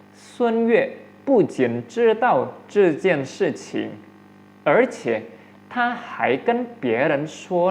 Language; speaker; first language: Chinese; non-native, fluent; Indonesian